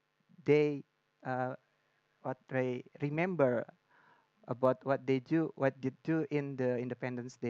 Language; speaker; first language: English; non-native, learner; Indonesian